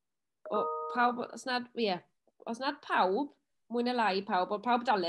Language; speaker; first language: Welsh; native; Welsh